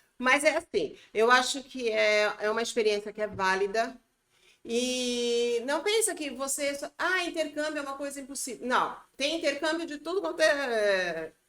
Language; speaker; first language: Portuguese; native; Portuguese